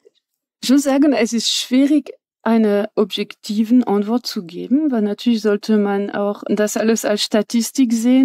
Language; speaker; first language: German; non-native, fluent; French